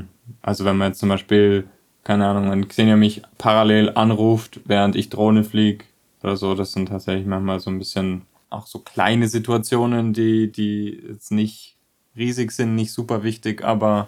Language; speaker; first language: German; native; German